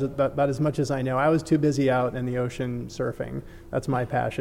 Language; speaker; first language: English; native; English